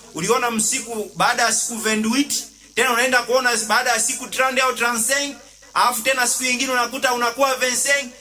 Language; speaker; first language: Swahili; native; Swahili